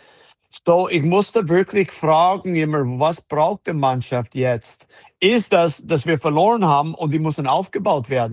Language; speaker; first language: German; non-native, fluent; English